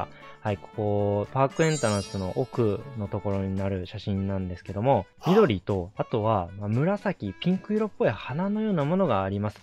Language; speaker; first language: Japanese; native; Japanese